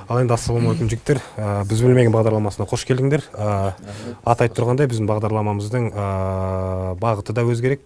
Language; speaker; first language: Kazakh; native; Kazakh